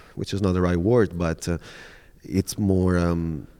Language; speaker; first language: English; non-native, fluent; Italian